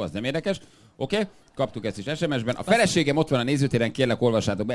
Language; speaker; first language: Hungarian; native; Hungarian